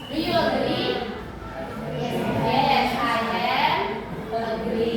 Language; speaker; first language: English; non-native, learner; Indonesian